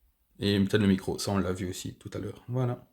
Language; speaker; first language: French; native; French